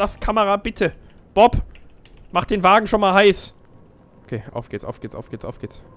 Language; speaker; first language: German; native; German